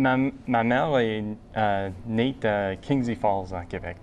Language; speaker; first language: French; non-native, local second language; English